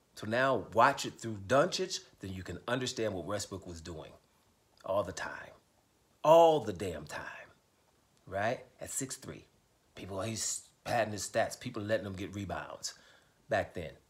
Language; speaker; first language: English; native; English